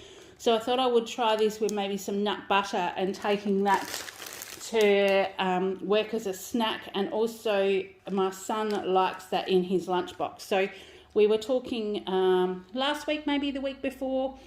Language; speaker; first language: English; native; English